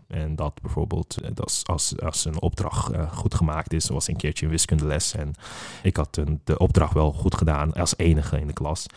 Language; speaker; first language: Dutch; non-native, fluent; Uyghur